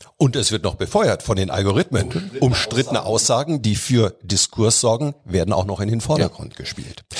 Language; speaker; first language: German; native; German